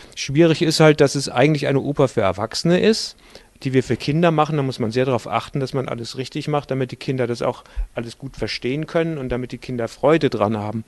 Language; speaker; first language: German; native; German